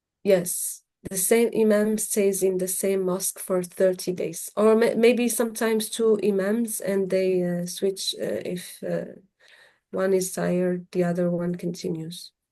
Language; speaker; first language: English; non-native, fluent; Arabic